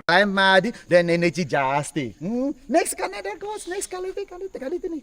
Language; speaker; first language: Kannada; non-native, learner; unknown